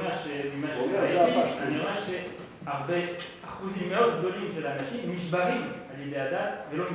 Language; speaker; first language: Hebrew; non-native, fluent; French